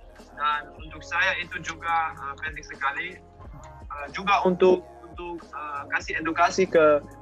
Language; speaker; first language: Indonesian; non-native, learner; Dutch